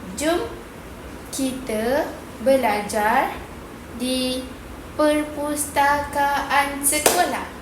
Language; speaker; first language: Malay; native; Malay